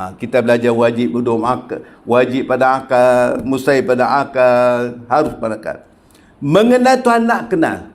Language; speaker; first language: Malay; native; Malay